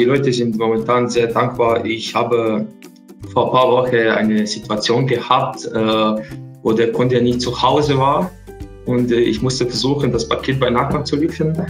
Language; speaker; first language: German; non-native, fluent; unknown